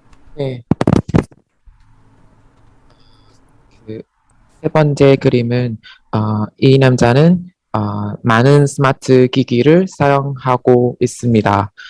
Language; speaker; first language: Korean; non-native, learner; Vietnamese